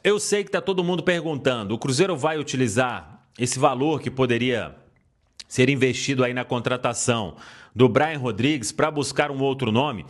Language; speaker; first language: Portuguese; native; Portuguese